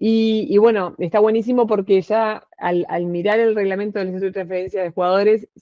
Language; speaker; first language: Spanish; native; Spanish